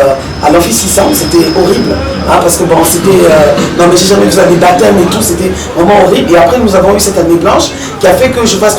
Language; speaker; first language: French; early bilingual, other home language; Lingala